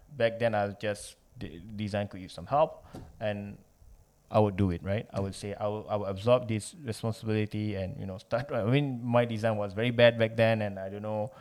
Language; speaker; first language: English; non-native, local second language; Malay